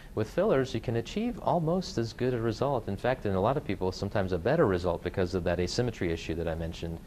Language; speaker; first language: English; native; English